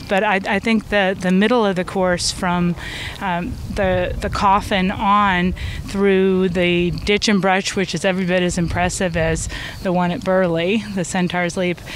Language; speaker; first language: English; native; English